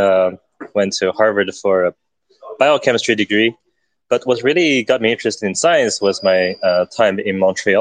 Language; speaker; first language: English; early bilingual, other home language; Chinese